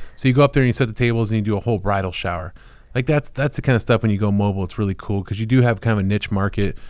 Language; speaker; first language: English; native; English